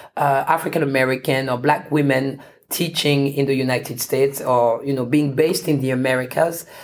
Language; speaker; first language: English; non-native, fluent; French